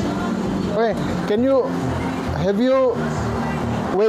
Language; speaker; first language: English; non-native, learner; Indonesian